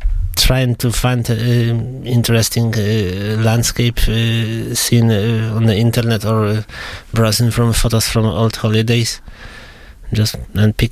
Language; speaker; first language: English; non-native, fluent; Polish